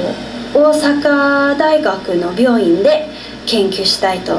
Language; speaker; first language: Japanese; non-native, learner; English